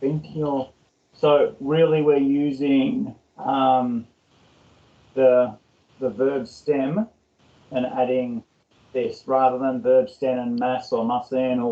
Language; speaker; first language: English; non-native, learner; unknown